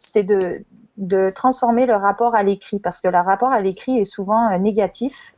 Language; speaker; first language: French; native; French